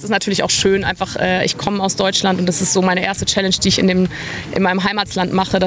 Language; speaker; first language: German; native; German